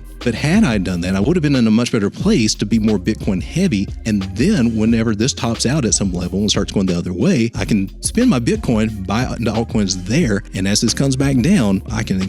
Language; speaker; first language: English; native; English